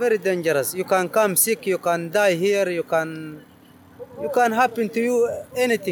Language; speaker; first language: English; non-native, learner; Arabic